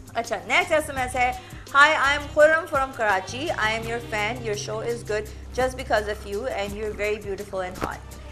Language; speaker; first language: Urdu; native; Urdu